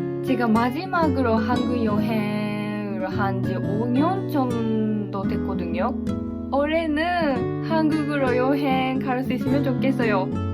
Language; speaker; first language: Korean; non-native, learner; Japanese